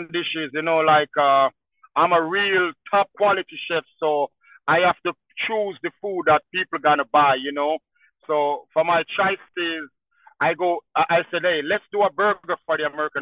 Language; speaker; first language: English; non-native, local second language; Jamaican Creole English